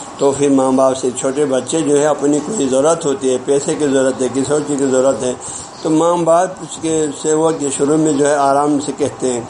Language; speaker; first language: Urdu; non-native, local second language; Balti